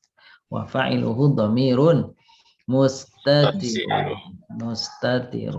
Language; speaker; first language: Arabic; non-native, fluent; Indonesian